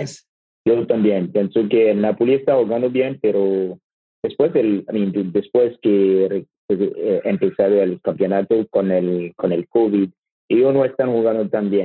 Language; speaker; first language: Spanish; non-native, learner; French